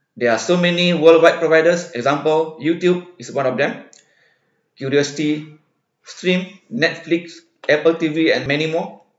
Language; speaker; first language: English; non-native, local second language; Malay